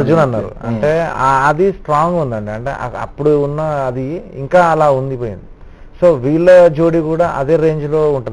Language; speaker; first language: Telugu; native; Telugu